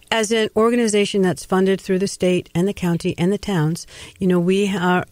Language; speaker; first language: English; native; English